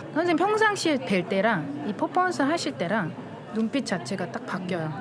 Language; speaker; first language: Korean; native; Korean